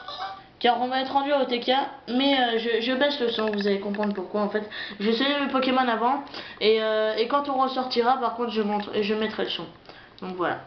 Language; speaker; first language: French; native; French